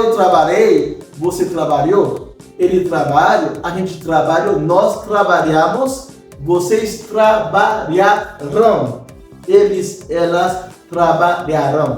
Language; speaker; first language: Portuguese; non-native, fluent; Haitian Creole